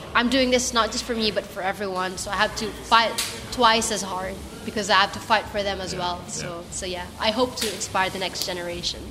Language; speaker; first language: English; non-native, local second language; Filipino